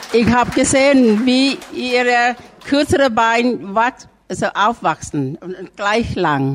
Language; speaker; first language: German; non-native, learner; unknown